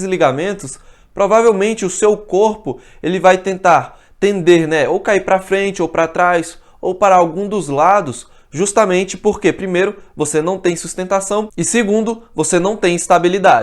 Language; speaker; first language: Portuguese; native; Portuguese